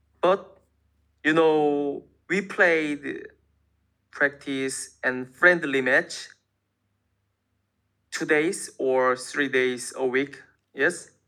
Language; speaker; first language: English; non-native, learner; Korean